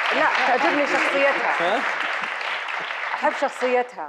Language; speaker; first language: Arabic; native; Arabic